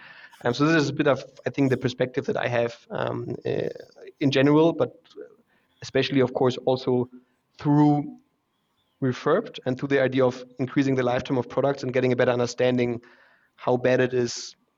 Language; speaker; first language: English; non-native, fluent; German